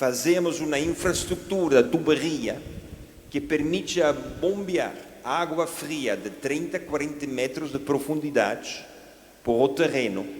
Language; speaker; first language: Portuguese; non-native, fluent; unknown